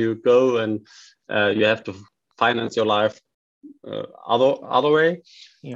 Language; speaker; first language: English; non-native, fluent; German